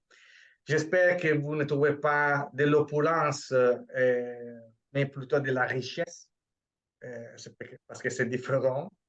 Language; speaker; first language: French; non-native, fluent; Italian